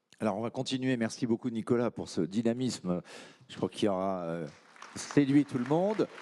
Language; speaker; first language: French; native; French